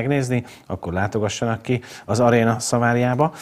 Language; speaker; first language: Hungarian; native; Hungarian